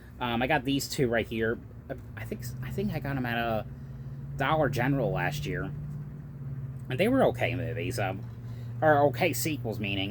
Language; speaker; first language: English; native; English